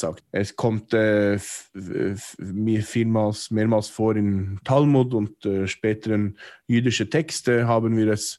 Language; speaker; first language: German; non-native, fluent; English